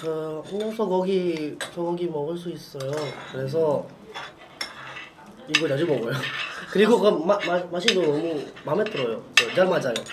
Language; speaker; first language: Korean; non-native, learner; Indonesian